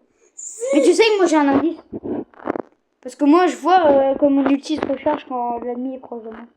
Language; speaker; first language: French; native; French